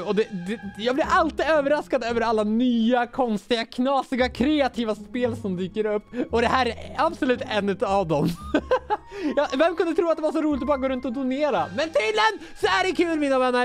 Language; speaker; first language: Swedish; native; Swedish